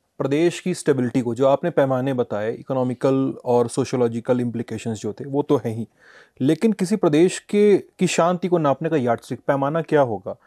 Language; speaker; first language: Hindi; native; Hindi